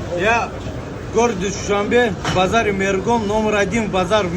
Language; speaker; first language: Russian; non-native, local second language; Tajik